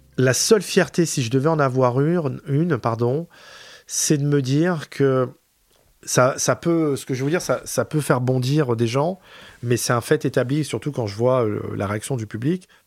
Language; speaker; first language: French; native; French